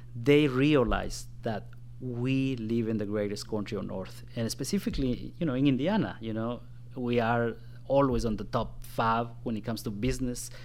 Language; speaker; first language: English; non-native, fluent; Spanish